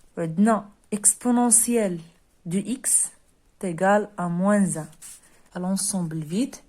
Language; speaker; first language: French; non-native, local second language; Arabic